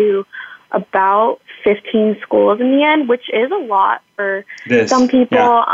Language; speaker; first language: English; native; English